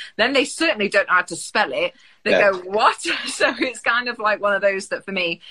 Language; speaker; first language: English; native; English